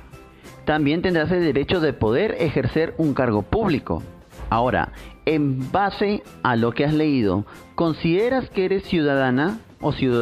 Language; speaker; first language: Spanish; native; Spanish